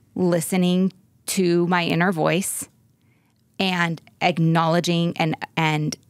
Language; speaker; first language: English; native; English